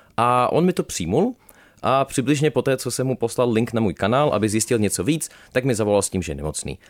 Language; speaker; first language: Czech; early bilingual, other home language; Russian